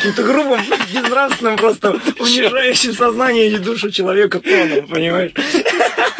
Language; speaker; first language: Russian; native; Russian